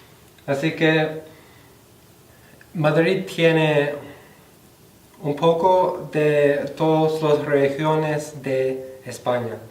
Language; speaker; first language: Spanish; non-native, fluent; English